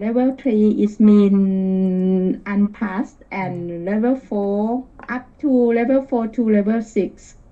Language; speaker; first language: English; non-native, learner; Thai